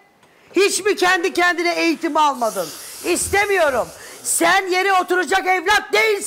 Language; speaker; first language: Turkish; native; Turkish